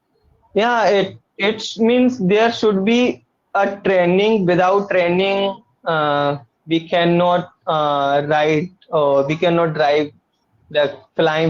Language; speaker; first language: English; non-native, learner; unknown